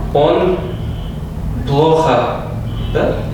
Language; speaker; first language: Russian; non-native, local second language; Kazakh